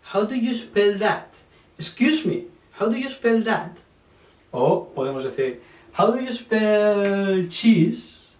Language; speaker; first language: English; non-native, learner; Spanish